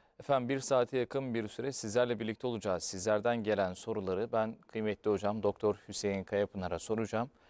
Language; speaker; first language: Turkish; native; Turkish